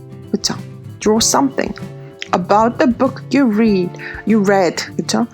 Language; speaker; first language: English; non-native, fluent; Korean